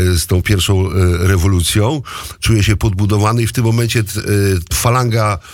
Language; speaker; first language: Polish; native; Polish